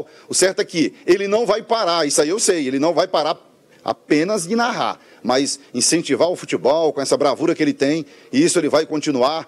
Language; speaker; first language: Portuguese; native; Portuguese